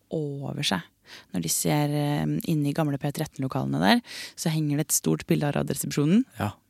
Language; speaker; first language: Norwegian; native; Norwegian